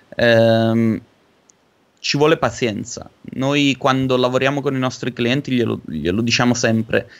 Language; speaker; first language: Italian; native; Italian